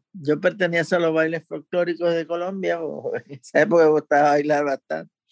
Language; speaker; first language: Spanish; native; Spanish